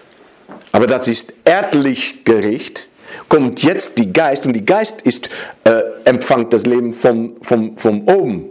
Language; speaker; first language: German; non-native, fluent; Dutch